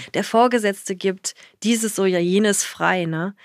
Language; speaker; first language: German; early bilingual, other home language; Japanese